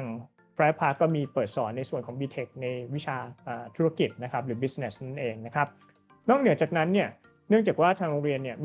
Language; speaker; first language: Thai; native; Thai